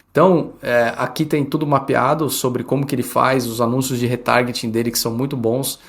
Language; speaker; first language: Portuguese; early bilingual, heritage; Portuguese